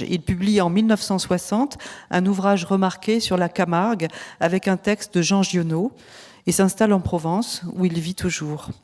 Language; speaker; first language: French; native; French